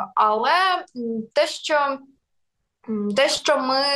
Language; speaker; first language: Ukrainian; non-native, local second language; Russian